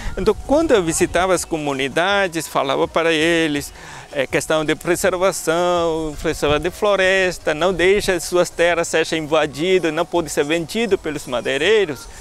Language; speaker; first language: Portuguese; non-native, fluent; Malayalam